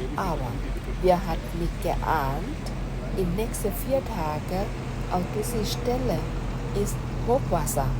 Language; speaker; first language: German; non-native, learner; Thai